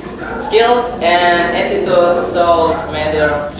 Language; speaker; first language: English; non-native, learner; Indonesian